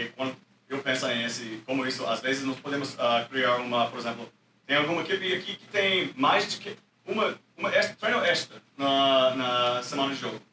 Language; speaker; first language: Portuguese; non-native, learner; English